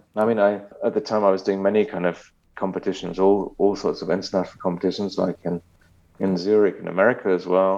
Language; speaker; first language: English; native; English